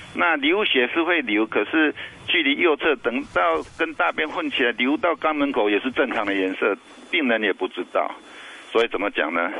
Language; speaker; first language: Chinese; native; Chinese